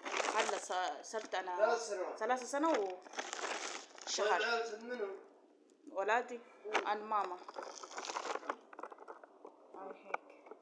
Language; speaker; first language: Arabic; non-native, learner; Oromo